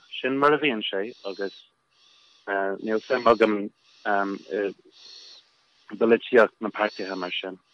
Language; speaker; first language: Irish; non-native, local second language; English